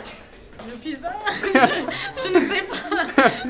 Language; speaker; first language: French; non-native, learner; English